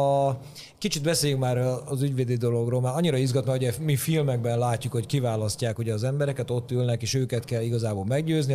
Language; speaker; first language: Hungarian; native; Hungarian